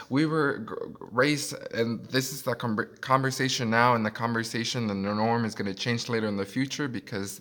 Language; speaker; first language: English; early bilingual, other home language; Spanish